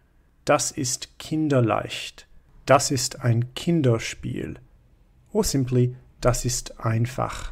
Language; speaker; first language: German; non-native, fluent; English